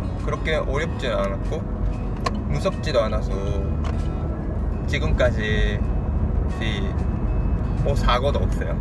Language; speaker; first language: Korean; non-native, fluent; Japanese